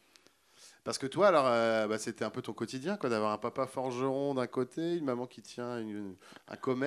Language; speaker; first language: French; native; French